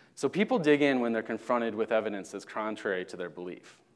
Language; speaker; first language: English; native; English